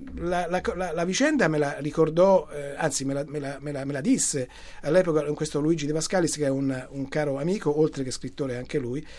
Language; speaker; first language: Italian; native; Italian